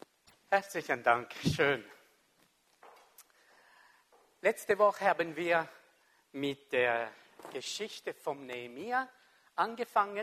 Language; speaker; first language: German; non-native, local second language; French